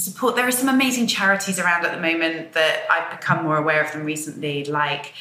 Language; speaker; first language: English; native; English